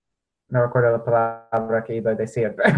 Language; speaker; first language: Spanish; non-native, fluent; English